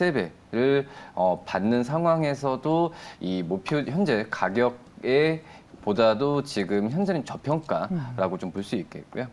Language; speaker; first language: Korean; native; Korean